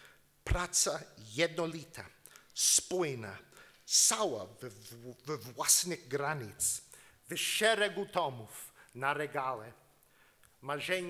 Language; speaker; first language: Polish; non-native, learner; English